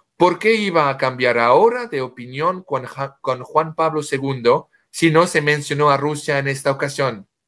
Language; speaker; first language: Spanish; non-native, fluent; French